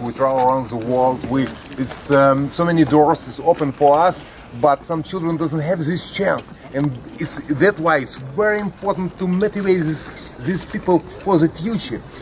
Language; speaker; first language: English; non-native, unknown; Ukrainian